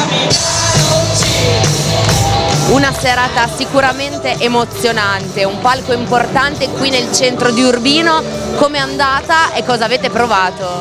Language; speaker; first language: Italian; native; Italian